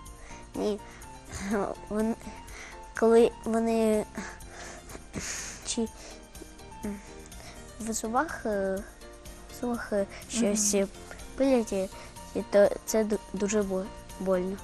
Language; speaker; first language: Ukrainian; non-native, local second language; Russian